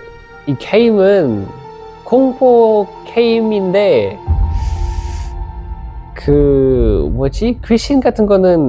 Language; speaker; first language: Korean; non-native, learner; Indonesian